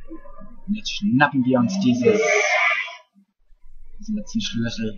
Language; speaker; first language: German; native; German